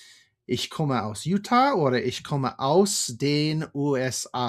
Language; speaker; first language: German; non-native, fluent; English